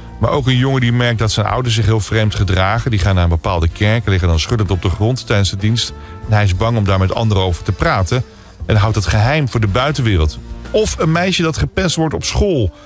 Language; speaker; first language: Dutch; native; Dutch